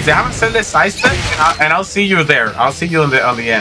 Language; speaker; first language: English; non-native, local second language; Spanish